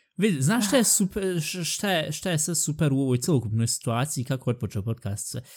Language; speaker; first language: Bosnian; early bilingual, heritage; Bosnian